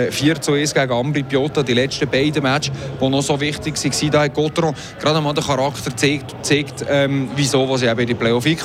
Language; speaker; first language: German; native; German